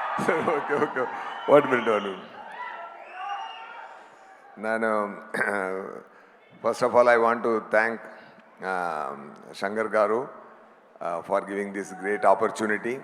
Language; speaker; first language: Telugu; non-native, learner; Tamil